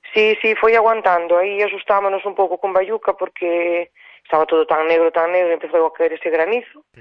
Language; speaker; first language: Galician; native; Galician